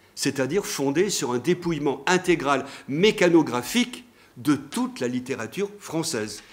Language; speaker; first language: French; native; French